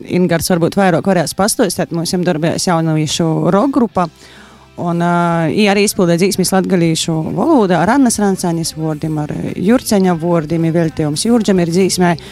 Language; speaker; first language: Latvian; native; Latvian